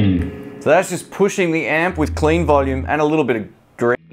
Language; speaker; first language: English; native; English